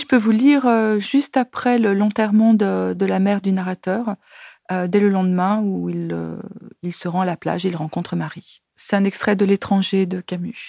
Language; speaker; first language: French; native; French